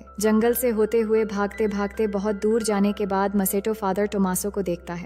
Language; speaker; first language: Hindi; native; Hindi